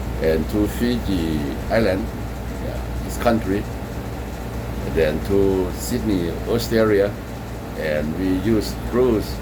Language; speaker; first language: English; non-native, learner; Lao